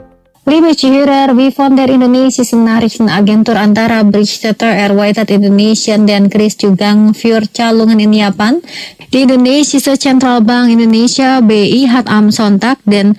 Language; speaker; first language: German; non-native, fluent; Indonesian